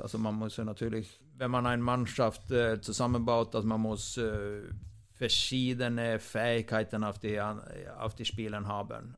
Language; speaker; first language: German; non-native, fluent; Swedish